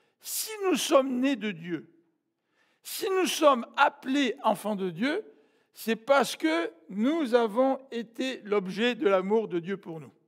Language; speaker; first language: French; native; French